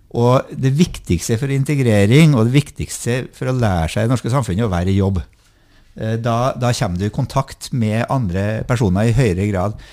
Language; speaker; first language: Norwegian; native; Norwegian